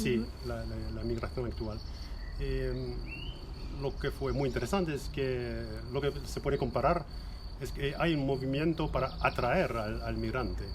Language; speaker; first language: Spanish; non-native, fluent; French